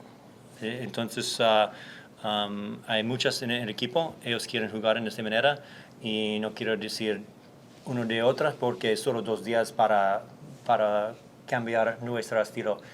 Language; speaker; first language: Spanish; non-native, learner; English